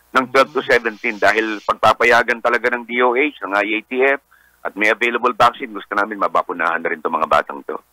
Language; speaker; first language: Filipino; native; Filipino